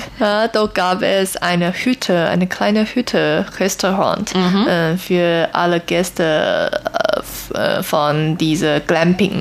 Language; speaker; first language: German; non-native, learner; Chinese